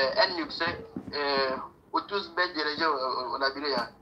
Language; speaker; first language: Turkish; non-native, fluent; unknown